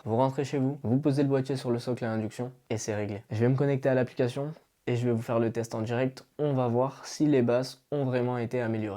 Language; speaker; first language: French; native; French